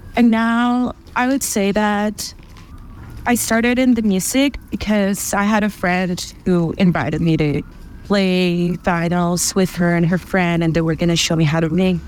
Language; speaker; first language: English; non-native, fluent; Spanish